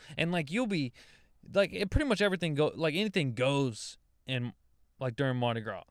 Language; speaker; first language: English; native; English